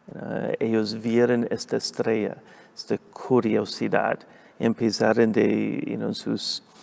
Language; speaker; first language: Spanish; non-native, fluent; English